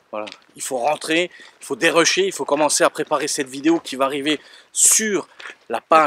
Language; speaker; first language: French; native; French